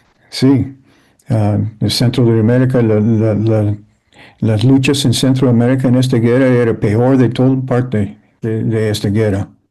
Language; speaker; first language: Spanish; early bilingual, heritage; English